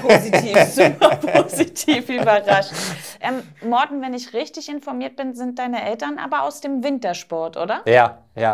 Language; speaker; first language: German; native; German